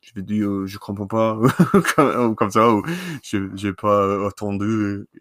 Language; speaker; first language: French; non-native, learner; English